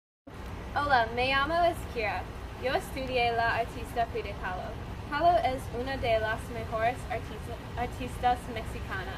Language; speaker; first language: Spanish; non-native, learner; English